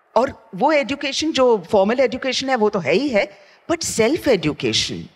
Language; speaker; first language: Hindi; non-native, local second language; Gujarati